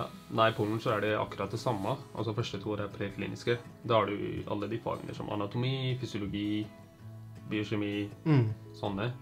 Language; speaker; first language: Norwegian; early bilingual, other home language; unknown